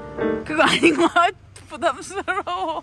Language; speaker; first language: Korean; native; Korean